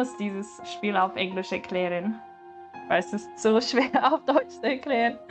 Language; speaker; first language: German; non-native, learner; English